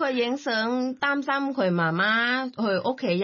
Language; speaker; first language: Cantonese; non-native, learner; Thai